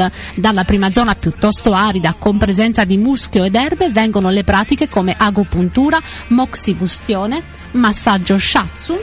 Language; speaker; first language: Italian; native; Italian